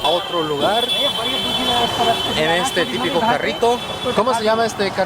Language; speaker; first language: Spanish; native; Spanish